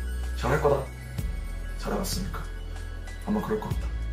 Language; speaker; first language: Korean; native; Korean